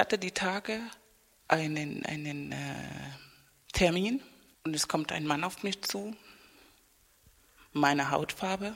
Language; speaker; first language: German; non-native, fluent; Spanish